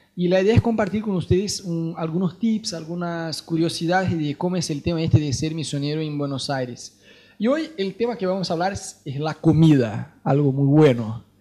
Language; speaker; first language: Spanish; non-native, fluent; Portuguese